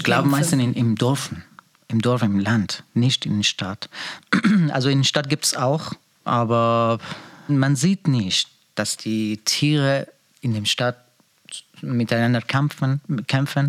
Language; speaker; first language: German; non-native, learner; Persian